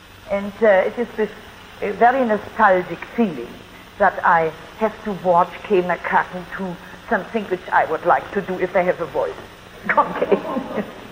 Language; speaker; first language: English; non-native, fluent; German